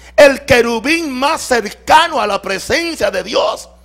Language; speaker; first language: Spanish; native; Spanish